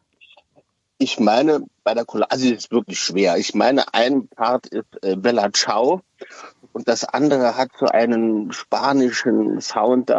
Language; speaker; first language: German; native; German